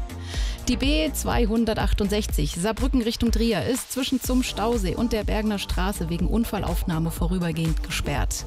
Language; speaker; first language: German; native; German